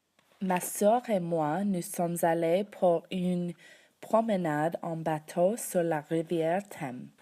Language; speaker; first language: French; non-native, learner; English